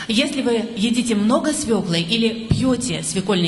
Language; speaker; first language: Russian; native; Russian